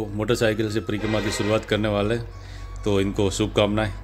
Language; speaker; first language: Hindi; non-native, local second language; Gujarati